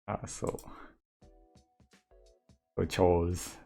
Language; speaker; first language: English; non-native, learner; Japanese